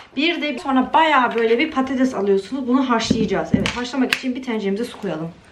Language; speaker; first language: Turkish; native; Turkish